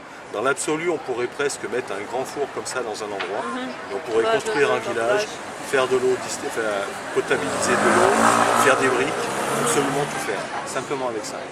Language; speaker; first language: French; native; French